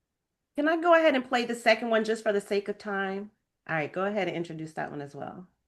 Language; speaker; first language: English; native; English